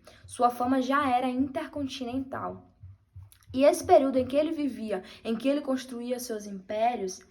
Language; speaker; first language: Portuguese; native; Portuguese